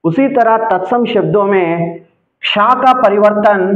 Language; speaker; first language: Hindi; non-native, local second language; Telugu